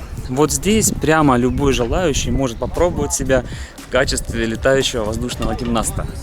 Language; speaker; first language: Russian; native; Russian